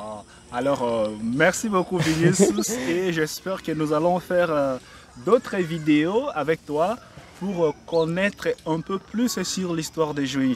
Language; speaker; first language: French; non-native, fluent; Portuguese